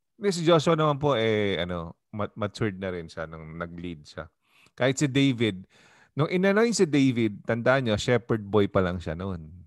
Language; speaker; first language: Filipino; native; Filipino